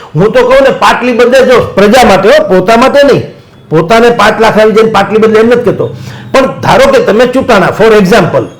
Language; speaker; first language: Gujarati; native; Gujarati